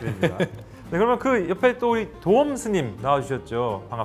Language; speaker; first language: Korean; native; Korean